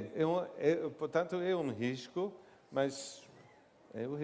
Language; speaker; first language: Portuguese; non-native, learner; English